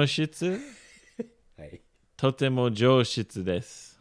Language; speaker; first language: Japanese; non-native, fluent; English